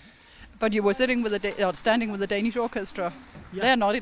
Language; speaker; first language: English; non-native, fluent; Danish